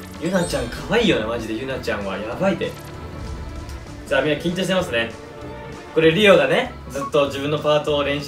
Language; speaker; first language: Japanese; native; Japanese